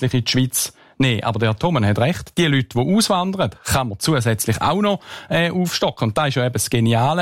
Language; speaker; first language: German; native; German